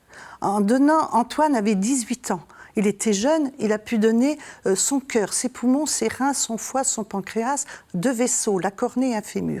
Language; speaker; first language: French; native; French